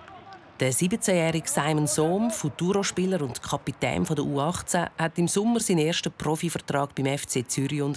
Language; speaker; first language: German; native; German